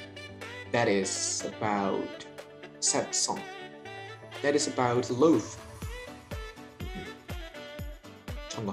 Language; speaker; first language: English; non-native, learner; Indonesian